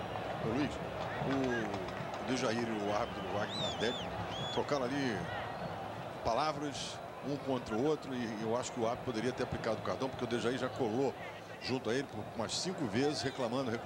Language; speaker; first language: Portuguese; native; Portuguese